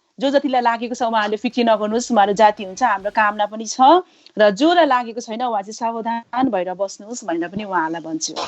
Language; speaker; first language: Nepali; native; Nepali